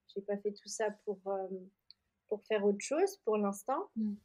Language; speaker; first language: French; native; French